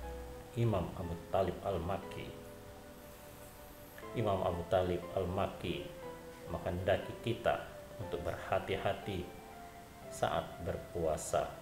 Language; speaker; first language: Indonesian; native; Indonesian